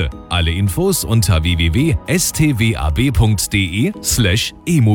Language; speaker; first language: German; native; German